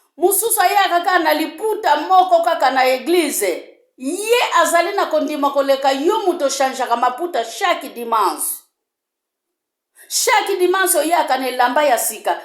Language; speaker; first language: Lingala; non-native, local second language; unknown